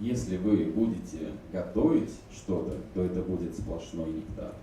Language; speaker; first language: Russian; native; Russian